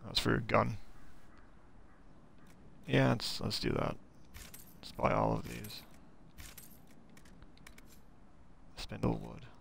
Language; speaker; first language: English; native; English